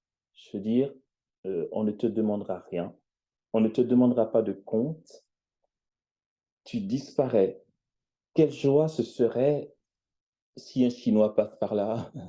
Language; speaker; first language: French; native; French